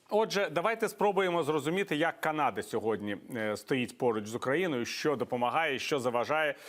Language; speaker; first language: Ukrainian; native; Ukrainian